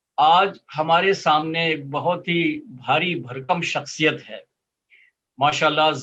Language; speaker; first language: Urdu; native; Urdu